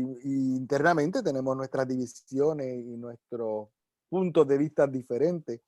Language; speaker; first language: Spanish; native; Spanish